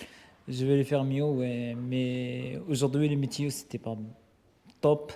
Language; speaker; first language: French; non-native, learner; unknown